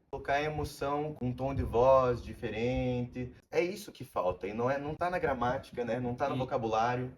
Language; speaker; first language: Portuguese; early bilingual, heritage; Portuguese